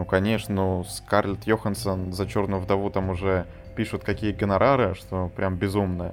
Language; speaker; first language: Russian; native; Russian